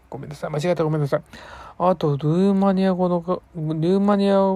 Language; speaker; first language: Japanese; native; Japanese